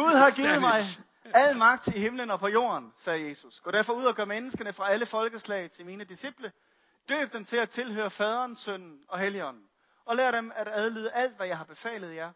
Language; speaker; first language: Danish; native; Danish